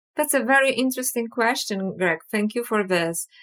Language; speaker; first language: English; non-native, fluent; Polish